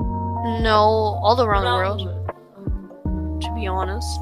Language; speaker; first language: English; non-native, learner; German